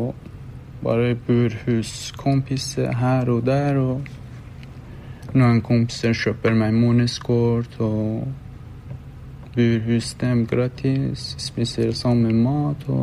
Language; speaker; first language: Norwegian; non-native, learner; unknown